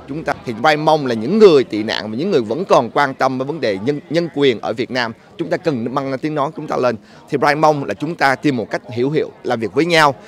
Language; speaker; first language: Vietnamese; early bilingual, heritage; Vietnamese